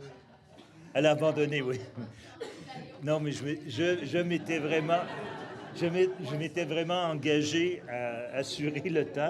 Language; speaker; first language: French; native; French